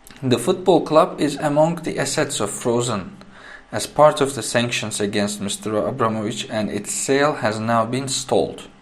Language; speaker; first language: English; non-native, fluent; Turkish